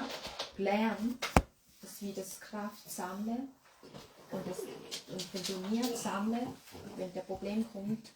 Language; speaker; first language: German; non-native, learner; Thai